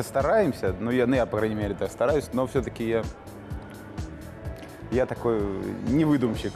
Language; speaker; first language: Russian; native; Russian